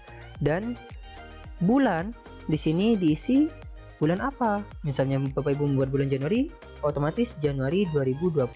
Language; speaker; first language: Indonesian; native; Indonesian